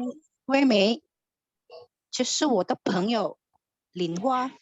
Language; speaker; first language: Chinese; non-native, learner; Indonesian